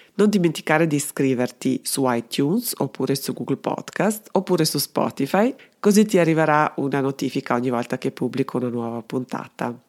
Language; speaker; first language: Italian; non-native, fluent; Serbian